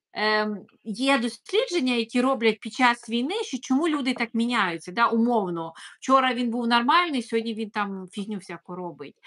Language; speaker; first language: Ukrainian; non-native, local second language; Russian